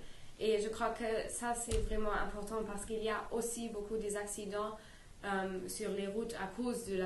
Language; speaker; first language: French; non-native, learner; English